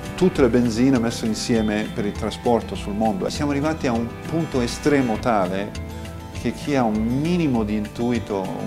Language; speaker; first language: Italian; non-native, fluent; English